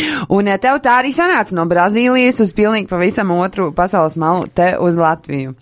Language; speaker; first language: Latvian; native; Latvian